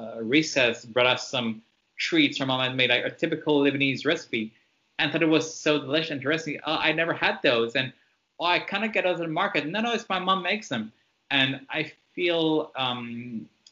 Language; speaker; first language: English; non-native, fluent; French